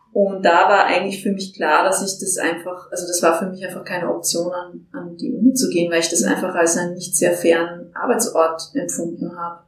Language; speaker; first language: German; non-native, fluent; Finnish